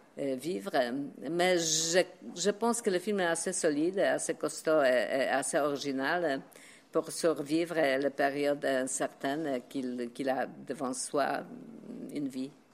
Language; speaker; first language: French; non-native, fluent; Polish